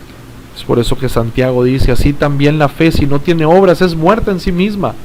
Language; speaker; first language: Spanish; native; Spanish